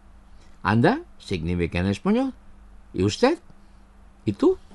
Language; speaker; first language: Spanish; non-native, fluent; Indonesian